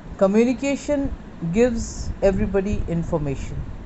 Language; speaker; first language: English; non-native, local second language; Punjabi